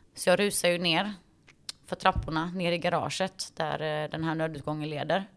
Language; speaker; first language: Swedish; early bilingual, other home language; Bosnian